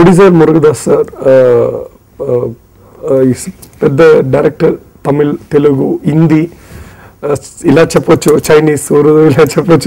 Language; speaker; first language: Telugu; non-native, learner; Tamil